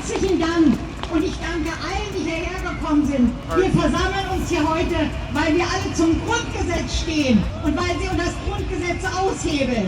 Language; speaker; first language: German; native; German